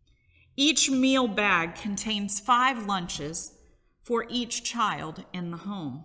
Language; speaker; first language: English; native; English